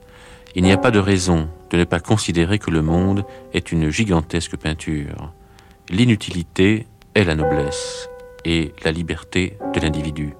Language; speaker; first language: French; native; French